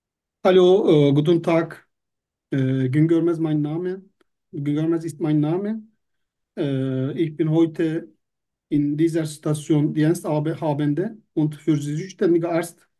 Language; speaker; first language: German; non-native, learner; Turkish